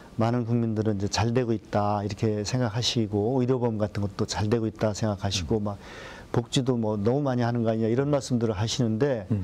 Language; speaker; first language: Korean; native; Korean